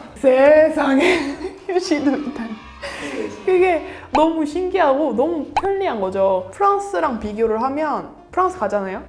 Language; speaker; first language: Korean; non-native, fluent; French